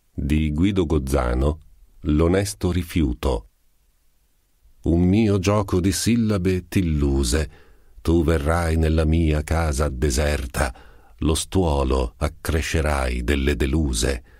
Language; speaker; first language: Italian; native; Italian